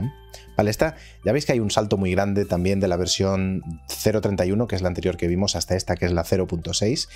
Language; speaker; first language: Spanish; native; Spanish